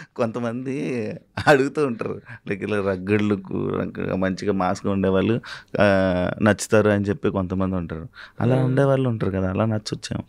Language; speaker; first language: Telugu; native; Telugu